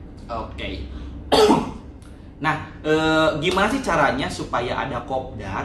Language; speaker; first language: Indonesian; native; Indonesian